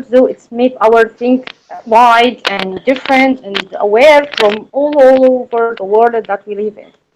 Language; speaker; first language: English; non-native, learner; Arabic